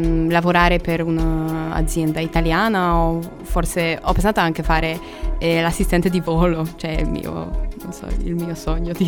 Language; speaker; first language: Italian; non-native, fluent; Polish